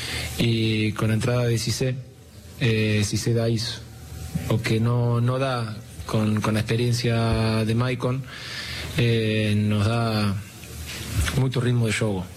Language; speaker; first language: Portuguese; non-native, learner; Spanish